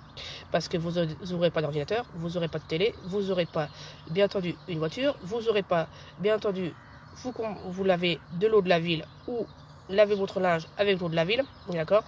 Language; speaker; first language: French; native; French